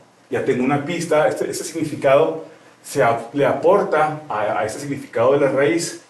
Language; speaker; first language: Spanish; native; Spanish